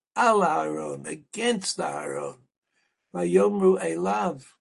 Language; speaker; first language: English; native; English